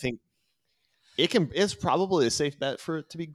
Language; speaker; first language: English; native; English